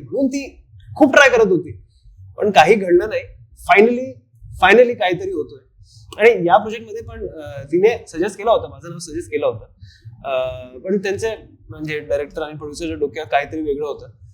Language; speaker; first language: Marathi; non-native, local second language; Hindi